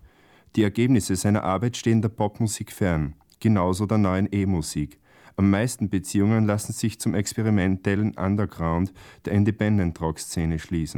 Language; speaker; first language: German; native; German